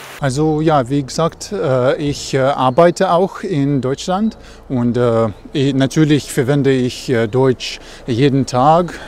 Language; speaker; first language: German; non-native, learner; Russian